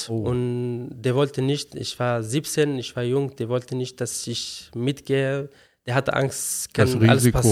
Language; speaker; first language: German; non-native, learner; Arabic